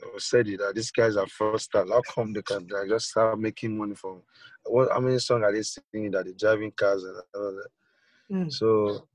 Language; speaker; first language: English; non-native, local second language; Yoruba